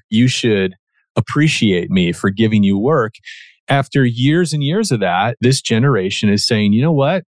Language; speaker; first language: English; native; English